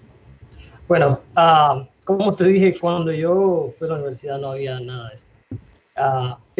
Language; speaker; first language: Spanish; early bilingual, other home language; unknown